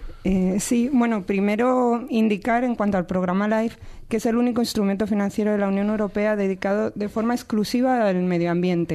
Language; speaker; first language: Spanish; native; Spanish